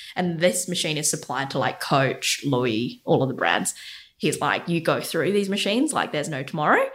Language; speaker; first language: English; native; English